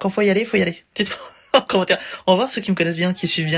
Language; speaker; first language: French; native; French